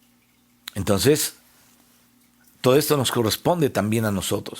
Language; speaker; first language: Spanish; native; Spanish